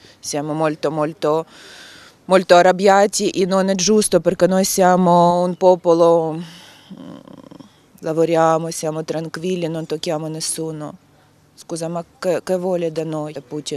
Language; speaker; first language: Italian; non-native, learner; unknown